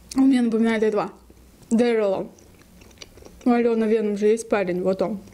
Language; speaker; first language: Russian; non-native, local second language; Lezghian